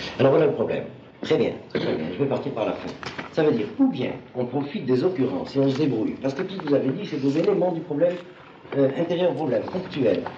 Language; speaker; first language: French; native; French